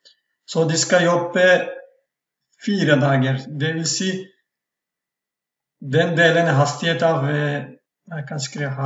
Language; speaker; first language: Norwegian; non-native, fluent; Turkish